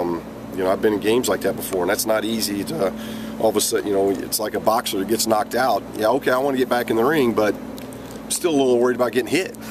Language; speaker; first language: English; native; English